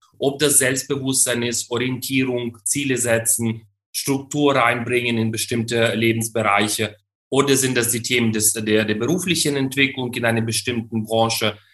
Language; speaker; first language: German; non-native, fluent; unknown